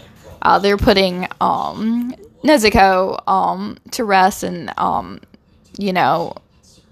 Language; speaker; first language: English; non-native, fluent; Portuguese